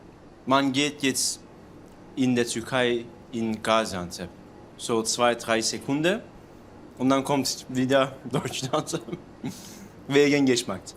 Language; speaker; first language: German; non-native, learner; Turkish